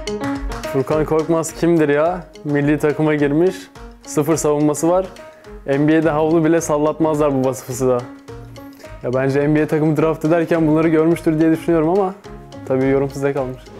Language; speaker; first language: Turkish; native; Turkish